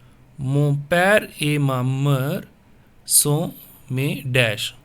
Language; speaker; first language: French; non-native, fluent; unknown